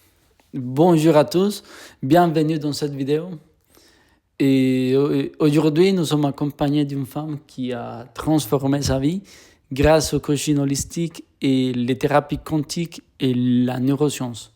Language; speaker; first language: French; non-native, fluent; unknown